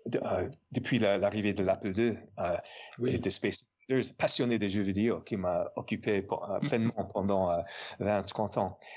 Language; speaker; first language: French; non-native, fluent; English